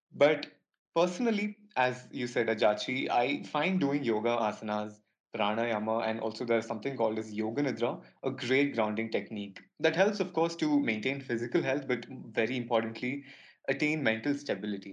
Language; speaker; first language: English; non-native, local second language; Kannada